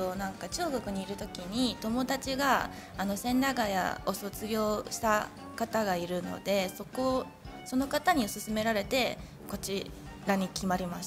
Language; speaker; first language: Japanese; non-native, learner; Chinese